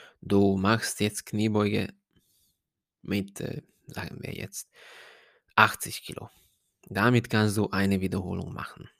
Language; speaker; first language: German; non-native, fluent; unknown